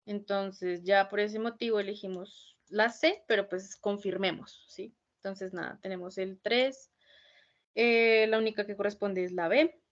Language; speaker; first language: Spanish; native; Spanish